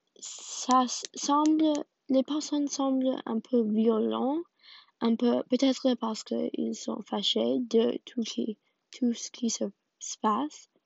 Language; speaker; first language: French; non-native, learner; English